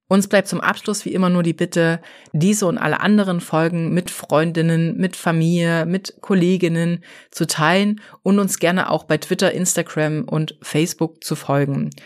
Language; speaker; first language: German; native; German